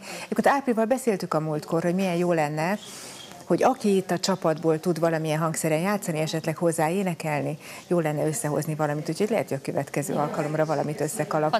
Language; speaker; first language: Hungarian; native; Hungarian